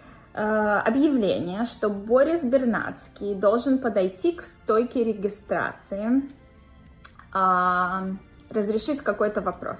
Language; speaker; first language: Russian; native; Russian